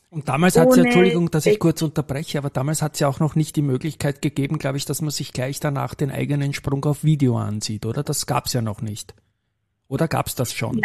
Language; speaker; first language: German; native; German